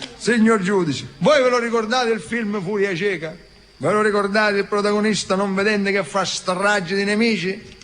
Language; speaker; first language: Italian; native; Italian